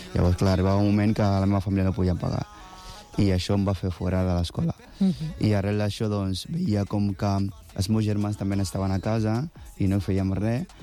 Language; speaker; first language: Catalan; non-native, fluent; Akan